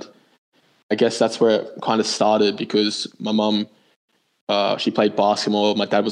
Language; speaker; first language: English; native; English